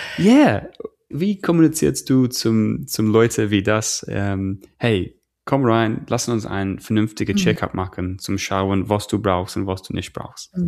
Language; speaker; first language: German; non-native, fluent; English